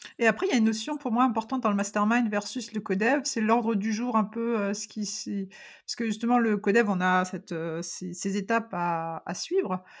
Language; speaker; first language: French; native; French